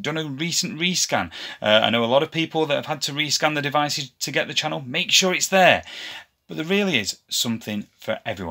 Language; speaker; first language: English; native; English